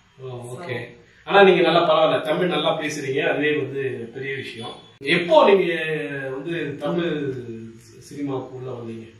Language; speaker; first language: Tamil; native; Tamil